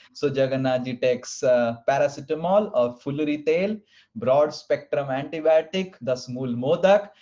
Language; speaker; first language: Hindi; non-native, local second language; Odia